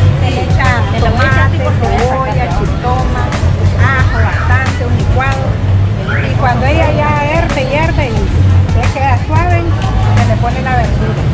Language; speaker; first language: Spanish; native; Spanish